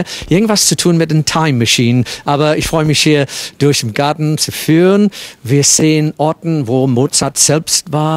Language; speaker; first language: German; non-native, fluent; English